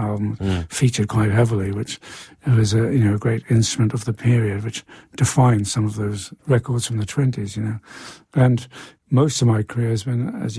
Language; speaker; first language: English; native; English